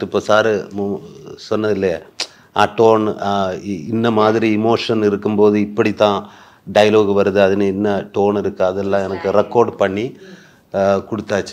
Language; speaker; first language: Tamil; non-native, learner; Malayalam